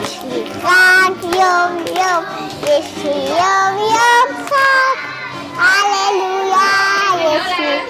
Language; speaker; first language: Hebrew; early bilingual, other home language; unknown